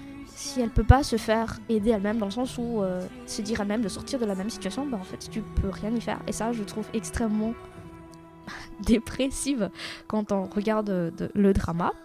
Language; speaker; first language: French; native; French